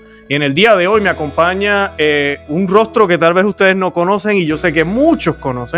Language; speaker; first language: Spanish; native; Spanish